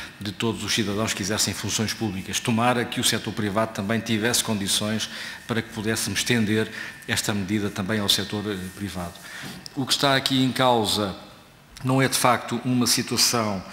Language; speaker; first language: Portuguese; native; Portuguese